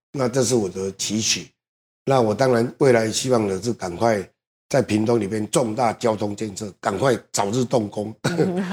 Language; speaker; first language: Chinese; native; Chinese